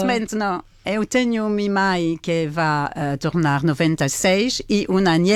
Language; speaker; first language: Portuguese; non-native, learner; French